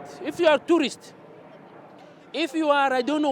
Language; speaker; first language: English; non-native, learner; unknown